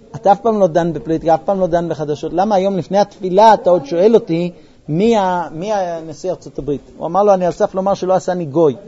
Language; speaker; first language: Hebrew; non-native, fluent; English